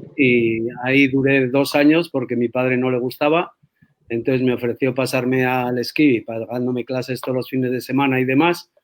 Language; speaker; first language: Spanish; native; Spanish